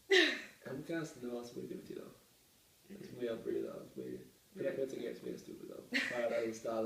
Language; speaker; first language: Spanish; non-native, learner; English